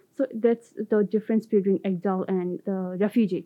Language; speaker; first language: English; non-native, local second language; Tibetan